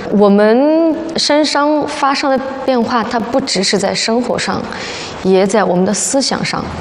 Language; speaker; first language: Chinese; non-native, local second language; Uyghur